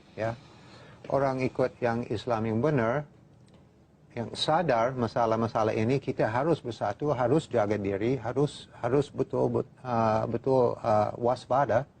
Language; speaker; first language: Indonesian; non-native, fluent; English